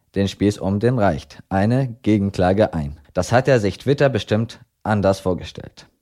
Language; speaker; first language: German; non-native, fluent; Arabic